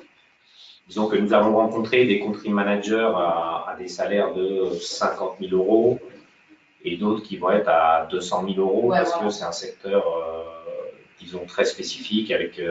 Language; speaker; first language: French; native; French